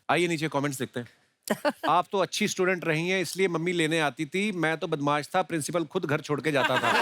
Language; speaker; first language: Hindi; non-native, local second language; Punjabi